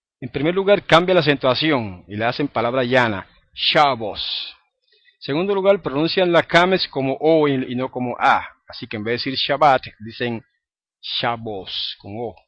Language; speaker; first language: Spanish; native; Spanish